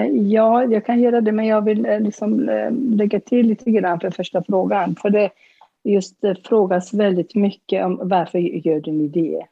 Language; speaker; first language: Swedish; non-native, fluent; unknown